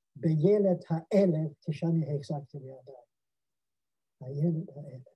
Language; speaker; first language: Hebrew; non-native, fluent; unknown